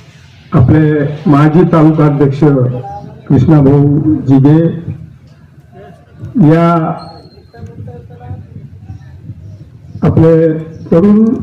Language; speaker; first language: Marathi; native; Marathi